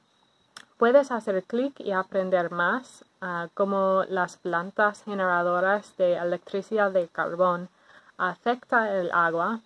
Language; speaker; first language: Spanish; non-native, fluent; English